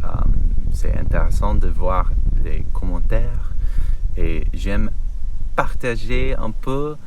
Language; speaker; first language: French; non-native, learner; English